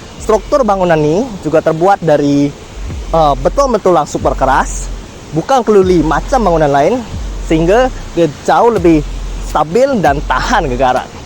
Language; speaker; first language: Indonesian; native; Indonesian